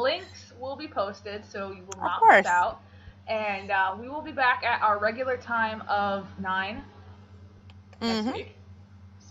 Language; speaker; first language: English; native; English